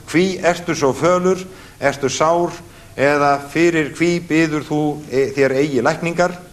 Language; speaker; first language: Icelandic; native; Icelandic